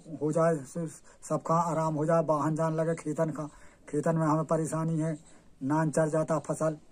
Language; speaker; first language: Hindi; native; Hindi